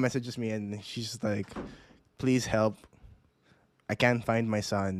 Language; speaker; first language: English; non-native, local second language; Filipino